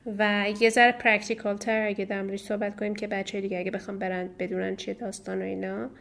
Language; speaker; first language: Persian; native; Persian